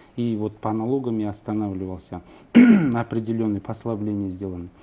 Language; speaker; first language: Russian; non-native, local second language; Kazakh